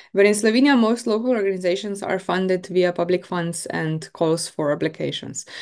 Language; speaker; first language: English; non-native, fluent; Slovenian